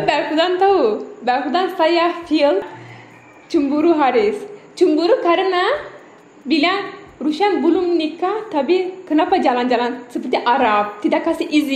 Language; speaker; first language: Indonesian; non-native, learner; Turkish